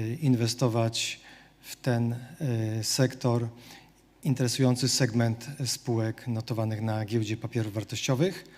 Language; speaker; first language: Polish; native; Polish